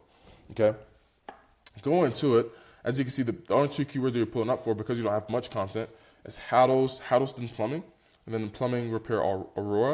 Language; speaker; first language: English; native; English